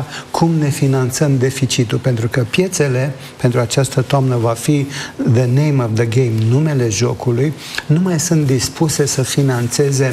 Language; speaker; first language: Romanian; native; Romanian